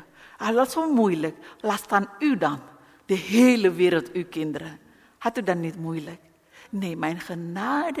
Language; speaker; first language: Dutch; non-native, learner; Indonesian